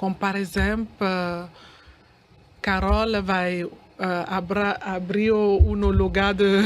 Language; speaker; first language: Portuguese; non-native, learner; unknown